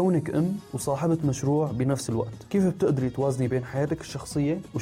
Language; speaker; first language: Arabic; native; Arabic